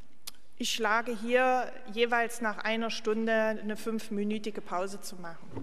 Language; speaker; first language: German; native; German